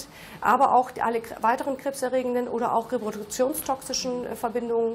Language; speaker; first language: German; native; German